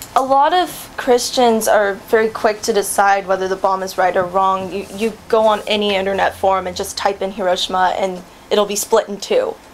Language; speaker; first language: English; native; English